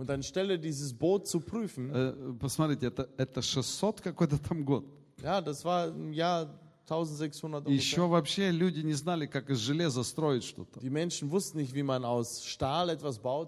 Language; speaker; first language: German; non-native, fluent; Russian